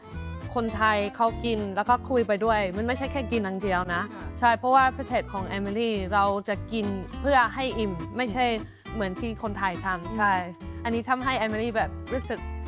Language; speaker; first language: Thai; non-native, fluent; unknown